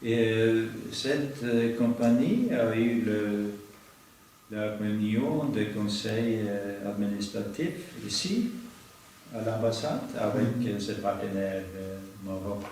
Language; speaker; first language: French; non-native, fluent; Norwegian